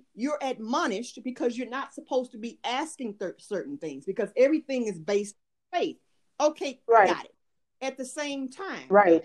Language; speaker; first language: English; native; English